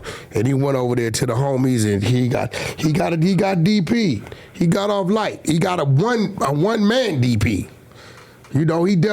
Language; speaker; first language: English; native; English